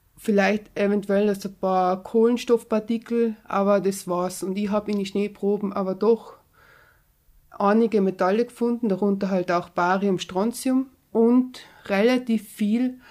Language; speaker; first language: German; native; German